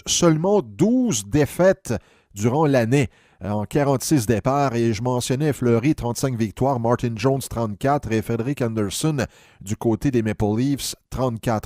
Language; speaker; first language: French; native; French